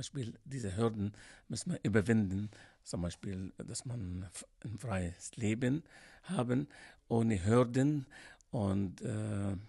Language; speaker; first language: German; non-native, learner; Arabic